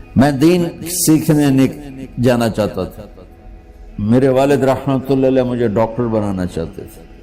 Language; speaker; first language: Urdu; non-native, local second language; Punjabi